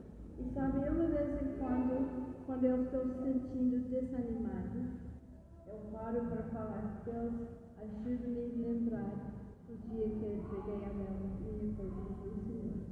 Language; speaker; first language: Portuguese; non-native, fluent; English